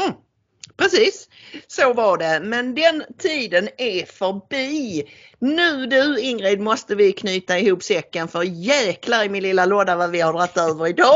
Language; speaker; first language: Swedish; native; Swedish